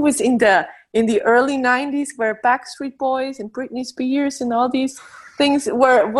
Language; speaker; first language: English; non-native, fluent; Swiss German